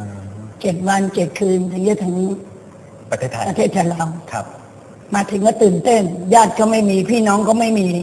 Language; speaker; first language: Thai; early bilingual, other home language; Chinese